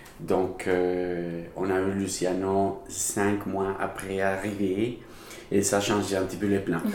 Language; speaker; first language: French; non-native, learner; Spanish